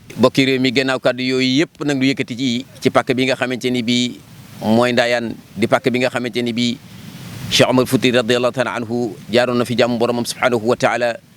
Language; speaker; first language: Wolof; native; Wolof